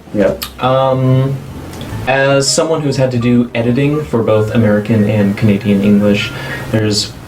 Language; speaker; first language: English; native; English